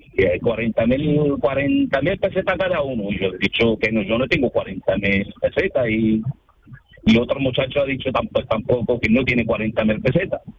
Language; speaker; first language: Spanish; early bilingual, other home language; Arabic